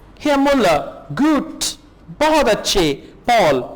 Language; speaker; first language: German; non-native, learner; Urdu